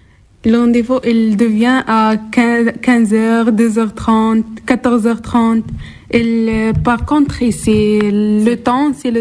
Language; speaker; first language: French; non-native, learner; Arabic